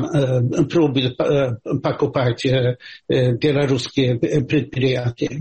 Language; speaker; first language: Russian; non-native, fluent; Swedish